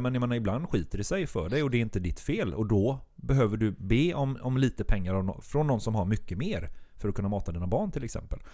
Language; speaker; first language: Swedish; native; Swedish